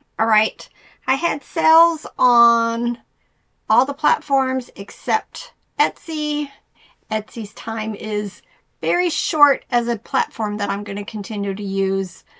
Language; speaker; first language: English; native; English